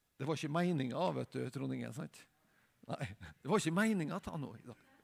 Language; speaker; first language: Norwegian; native; Norwegian